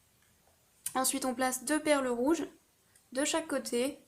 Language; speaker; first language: French; native; French